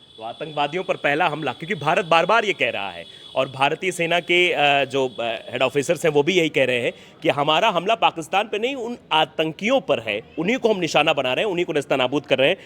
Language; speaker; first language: Hindi; native; Hindi